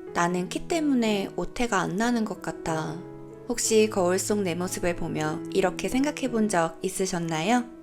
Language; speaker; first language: Korean; native; Korean